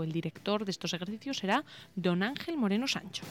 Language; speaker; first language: Spanish; native; Spanish